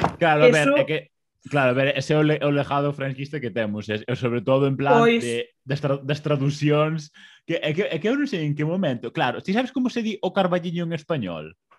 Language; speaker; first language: Galician; non-native, local second language; Spanish